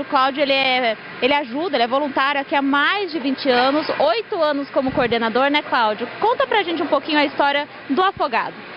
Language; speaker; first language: Portuguese; native; Portuguese